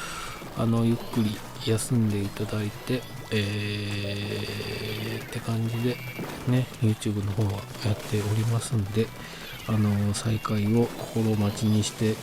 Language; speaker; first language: Japanese; native; Japanese